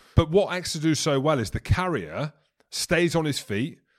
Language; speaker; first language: English; native; English